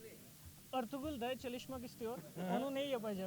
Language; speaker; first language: Turkish; non-native, learner; Urdu